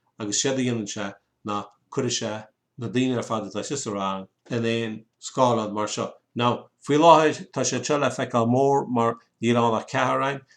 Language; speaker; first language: Irish; native; Irish